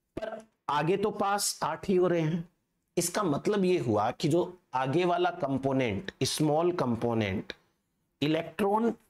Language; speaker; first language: Hindi; native; Hindi